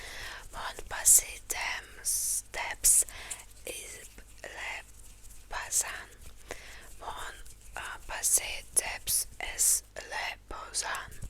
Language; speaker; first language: French; non-native, learner; Russian